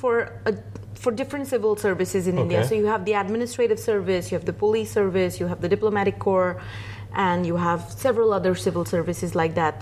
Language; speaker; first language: English; non-native, local second language; Hindi